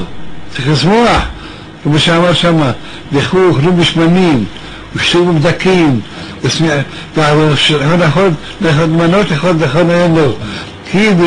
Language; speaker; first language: Hebrew; early bilingual, other home language; Arabic